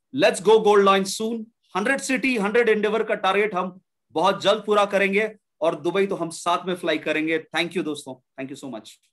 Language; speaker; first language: Hindi; native; Hindi